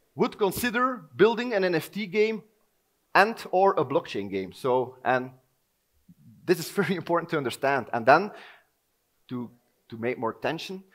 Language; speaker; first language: English; non-native, fluent; Dutch